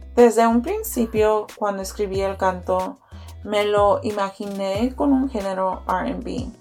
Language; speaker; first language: Spanish; early bilingual, heritage; Spanish